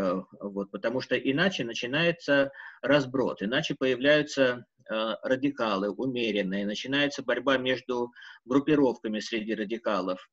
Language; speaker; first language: Russian; native; Russian